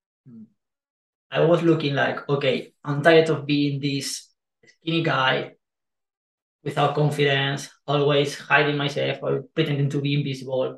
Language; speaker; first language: English; non-native, fluent; Spanish